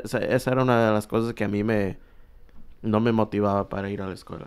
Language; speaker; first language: Spanish; early bilingual, heritage; Spanish